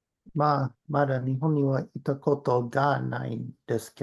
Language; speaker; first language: Japanese; non-native, learner; English